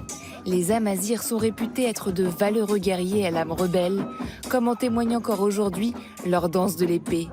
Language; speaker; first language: French; native; French